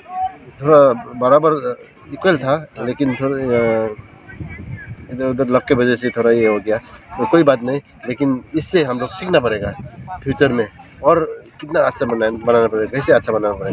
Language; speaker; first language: Hindi; non-native, local second language; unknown